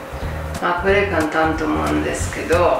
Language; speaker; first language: Japanese; non-native, fluent; Italian